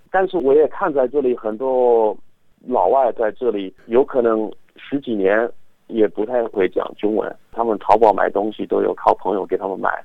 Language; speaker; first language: Chinese; non-native, fluent; English